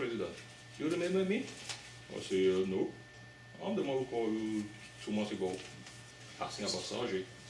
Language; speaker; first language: English; non-native, local second language; French